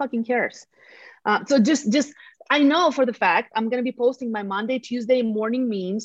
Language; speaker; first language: English; non-native, fluent; Latvian